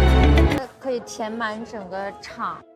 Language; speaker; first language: Chinese; native; Chinese